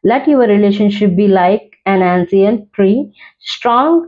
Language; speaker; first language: English; non-native, local second language; Telugu